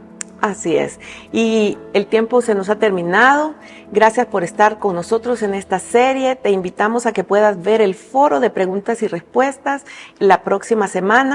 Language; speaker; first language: Spanish; native; Spanish